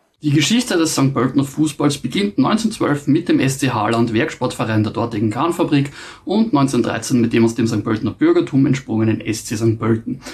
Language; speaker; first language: German; native; German